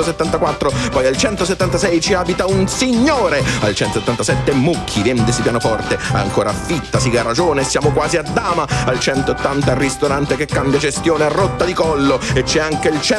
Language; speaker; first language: Italian; native; Italian